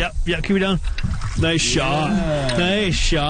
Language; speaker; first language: English; native; English